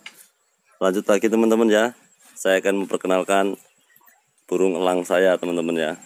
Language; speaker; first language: Malay; native; Malay